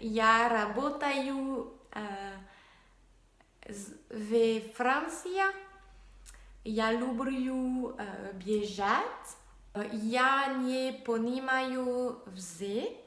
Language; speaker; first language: Russian; non-native, learner; French